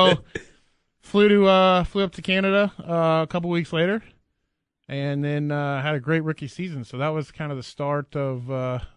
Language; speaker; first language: English; native; English